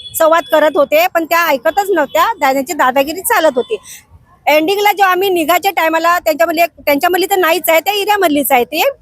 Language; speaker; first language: Marathi; native; Marathi